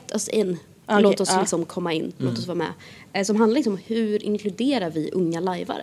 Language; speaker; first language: Swedish; native; Swedish